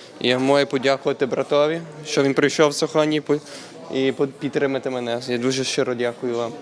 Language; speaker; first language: Ukrainian; early bilingual, heritage; Ukrainian